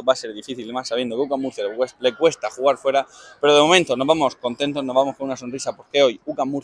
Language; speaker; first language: Spanish; native; Spanish